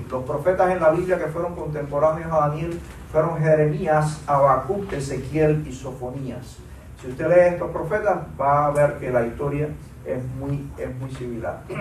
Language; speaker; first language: Spanish; native; Spanish